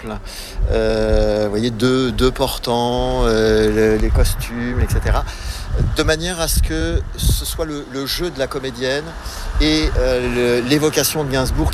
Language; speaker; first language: French; native; French